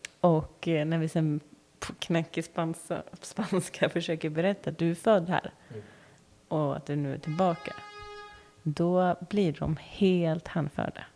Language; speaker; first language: Swedish; native; Swedish